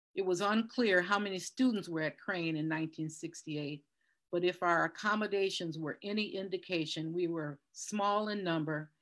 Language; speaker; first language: English; native; English